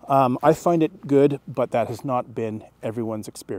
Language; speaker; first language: English; native; English